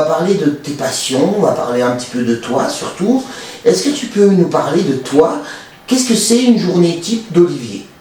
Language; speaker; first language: French; native; French